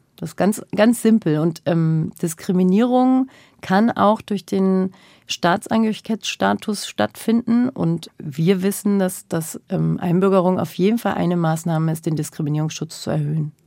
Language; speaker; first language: German; early bilingual, other home language; Turkish